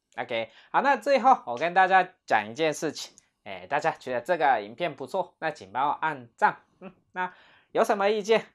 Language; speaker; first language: Chinese; non-native, fluent; Japanese